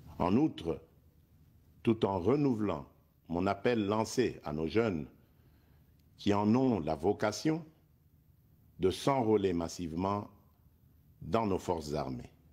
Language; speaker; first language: French; non-native, local second language; Luba-Lulua